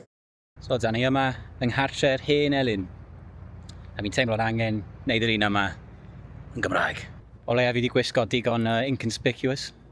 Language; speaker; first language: Welsh; native; Welsh